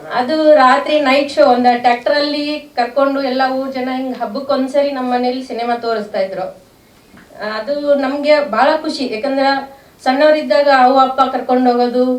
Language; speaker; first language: Kannada; native; Kannada